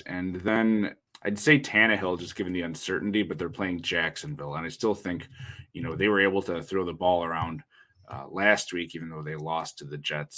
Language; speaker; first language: English; native; English